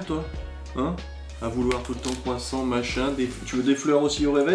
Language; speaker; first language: French; native; French